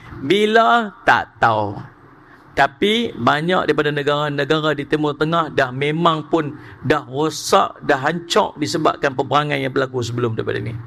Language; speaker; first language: Malay; native; Malay